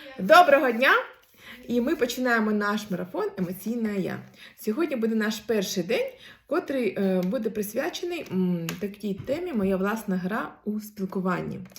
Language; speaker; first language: Ukrainian; non-native, local second language; Russian